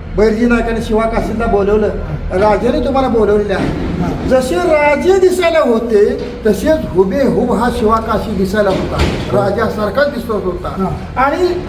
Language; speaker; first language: Marathi; native; Marathi